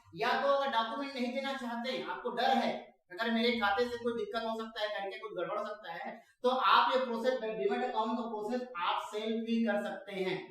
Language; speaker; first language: Hindi; non-native, local second language; Marathi